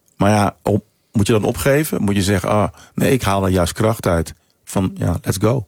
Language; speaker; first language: Dutch; early bilingual, other home language; Sranan Tongo